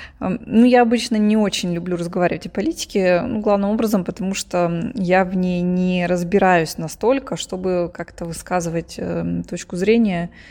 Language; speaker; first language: Russian; native; Russian